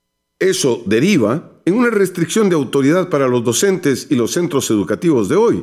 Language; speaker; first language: Spanish; native; Spanish